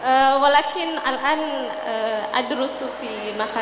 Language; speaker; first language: Arabic; non-native, learner; Indonesian